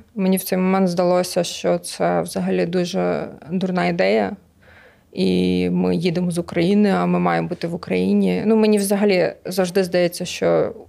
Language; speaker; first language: Ukrainian; native; Ukrainian